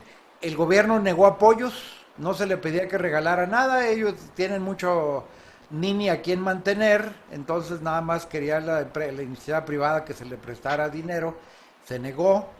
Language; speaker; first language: Spanish; native; Spanish